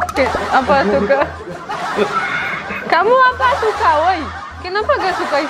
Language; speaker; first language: Indonesian; non-native, learner; Russian